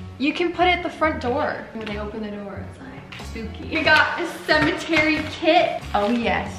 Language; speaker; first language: English; native; English